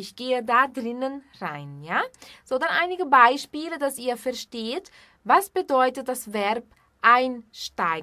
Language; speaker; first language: German; non-native, fluent; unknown